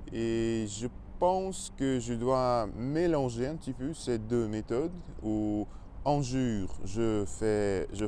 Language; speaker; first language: French; non-native, learner; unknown